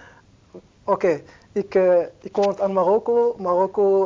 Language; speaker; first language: Dutch; non-native, learner; Arabic